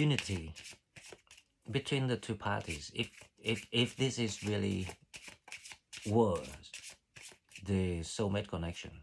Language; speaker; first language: English; non-native, fluent; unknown